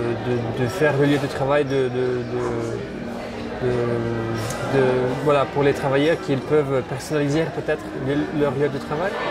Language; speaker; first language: French; non-native, fluent; Icelandic